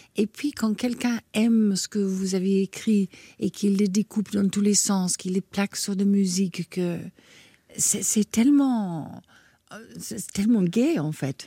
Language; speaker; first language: French; non-native, fluent; English